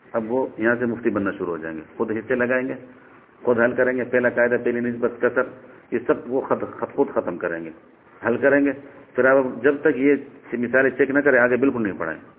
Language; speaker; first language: Urdu; non-native, local second language; Northern Hindko